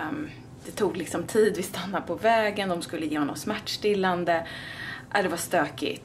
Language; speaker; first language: Swedish; native; Swedish